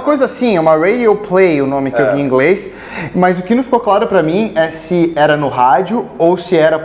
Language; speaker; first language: Portuguese; native; Portuguese